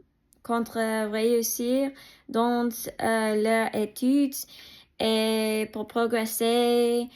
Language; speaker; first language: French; non-native, learner; English